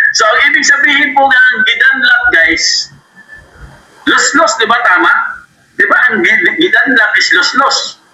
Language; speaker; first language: Filipino; non-native, local second language; Cebuano